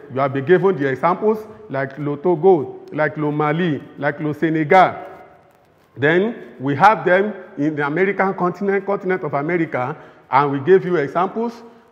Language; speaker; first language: English; non-native, local second language; Yoruba